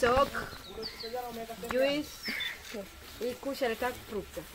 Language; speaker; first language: Russian; non-native, learner; Swahili